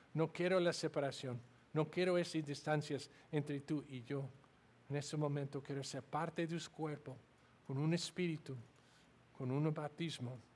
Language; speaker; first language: Spanish; non-native, learner; English